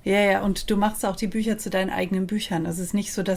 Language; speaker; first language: German; native; German